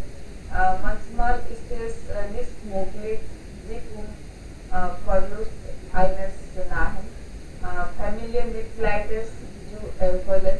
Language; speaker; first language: German; non-native, learner; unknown